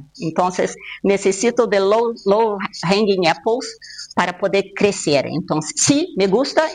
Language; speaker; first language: Spanish; non-native, fluent; Portuguese